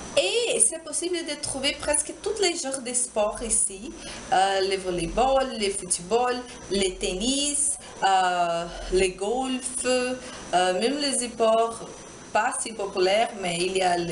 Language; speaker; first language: French; non-native, learner; Portuguese